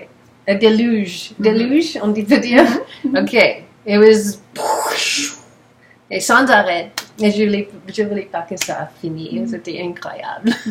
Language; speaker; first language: French; non-native, learner; English